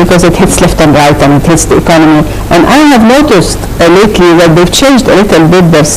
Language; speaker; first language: English; non-native, fluent; Arabic